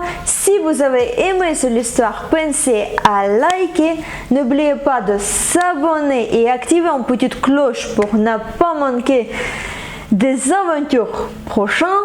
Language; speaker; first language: French; non-native, fluent; Ukrainian